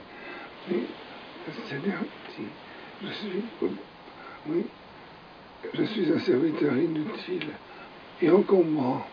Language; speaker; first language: French; native; French